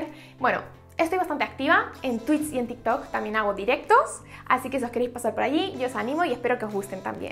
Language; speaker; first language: Spanish; native; Spanish